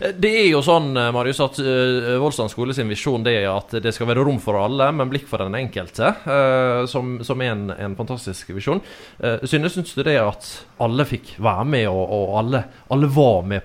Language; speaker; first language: Norwegian; native; Norwegian